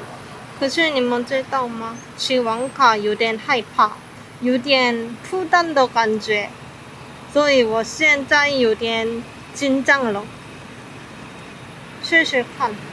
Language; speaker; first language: Chinese; non-native, learner; Korean